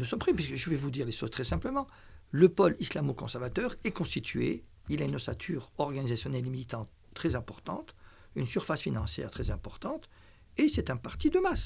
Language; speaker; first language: French; non-native, local second language; Arabic